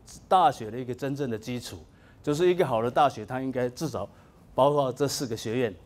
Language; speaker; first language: Chinese; native; Chinese